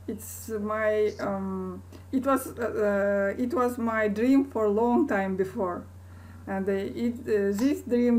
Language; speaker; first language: English; non-native, learner; Kazakh